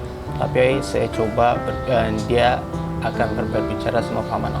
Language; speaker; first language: Indonesian; non-native, fluent; Hausa